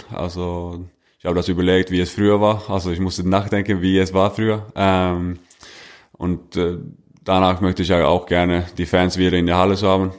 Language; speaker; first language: German; non-native, fluent; Norwegian